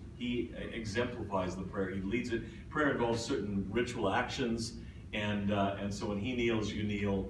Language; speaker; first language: English; native; English